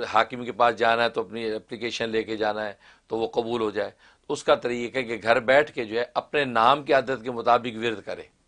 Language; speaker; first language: Urdu; non-native, local second language; Kashmiri